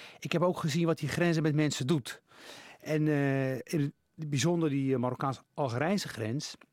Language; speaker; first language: Dutch; early bilingual, other home language; Riffian